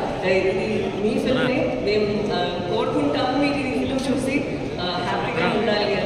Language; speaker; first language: Telugu; non-native, local second language; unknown